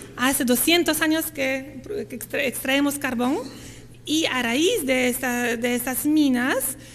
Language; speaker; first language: Spanish; non-native, fluent; Polish